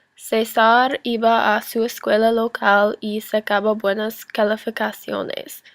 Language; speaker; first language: Spanish; non-native, learner; English